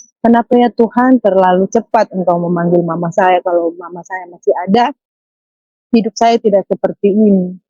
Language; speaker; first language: Indonesian; native; Indonesian